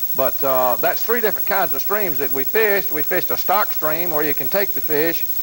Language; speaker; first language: English; native; English